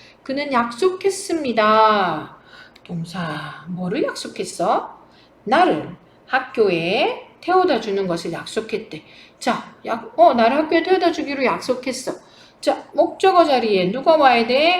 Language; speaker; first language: Korean; native; Korean